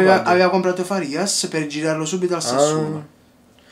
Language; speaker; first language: Italian; native; Italian